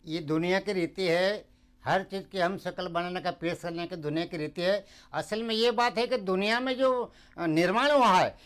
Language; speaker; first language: Hindi; native; Hindi